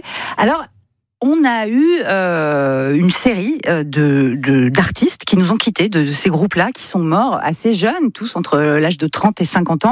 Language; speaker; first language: French; native; French